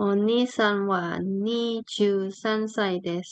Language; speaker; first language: Japanese; non-native, learner; Indonesian